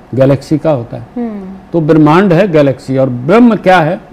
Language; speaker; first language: Hindi; native; Hindi